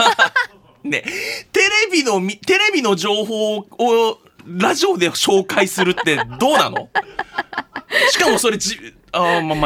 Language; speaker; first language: Japanese; native; Japanese